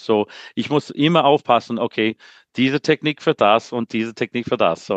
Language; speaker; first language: German; non-native, learner; English